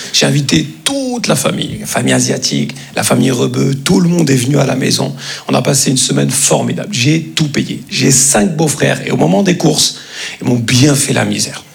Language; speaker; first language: French; native; French